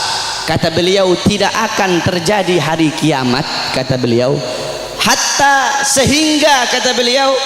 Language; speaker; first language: Indonesian; native; Indonesian